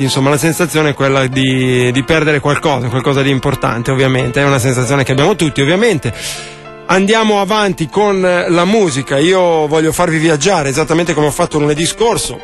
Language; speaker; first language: Italian; native; Italian